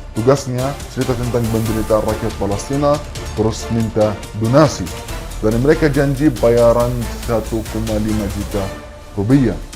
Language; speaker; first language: Indonesian; non-native, fluent; Arabic